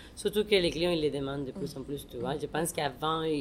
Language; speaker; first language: French; non-native, fluent; Spanish